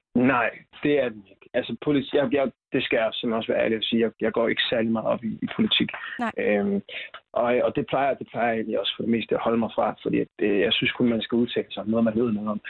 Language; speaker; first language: Danish; early bilingual, other home language; Swahili